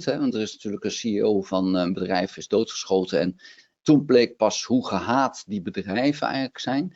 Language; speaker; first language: Dutch; native; Dutch